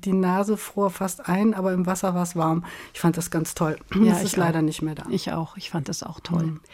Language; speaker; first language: German; native; German